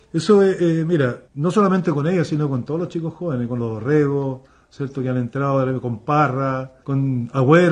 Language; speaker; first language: Spanish; native; Spanish